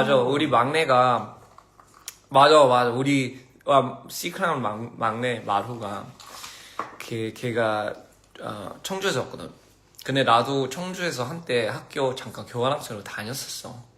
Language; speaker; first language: Korean; early bilingual, heritage; English